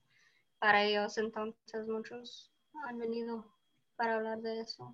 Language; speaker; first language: Spanish; early bilingual, heritage; Spanish